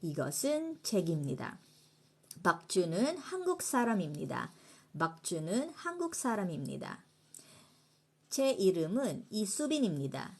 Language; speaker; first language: Korean; non-native, fluent; Filipino